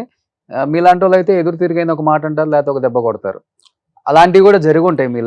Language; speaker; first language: Telugu; native; Telugu